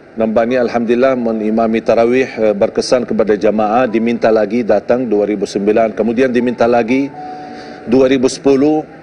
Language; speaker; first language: Indonesian; non-native, fluent; Arabic